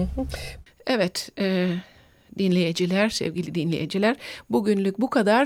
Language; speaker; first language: Turkish; non-native, fluent; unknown